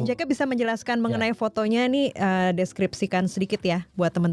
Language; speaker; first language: Indonesian; native; Indonesian